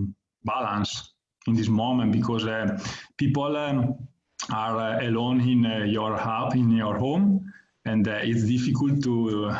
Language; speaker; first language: English; non-native, learner; Italian